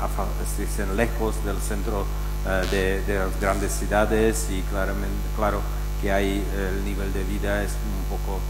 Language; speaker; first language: Spanish; non-native, fluent; Czech